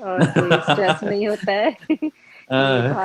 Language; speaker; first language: Hindi; non-native, local second language; Punjabi